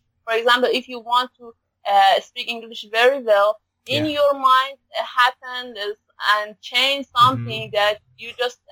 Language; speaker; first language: English; non-native, learner; Persian